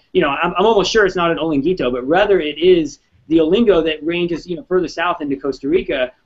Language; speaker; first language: English; native; English